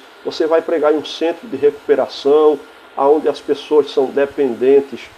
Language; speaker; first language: Portuguese; native; Portuguese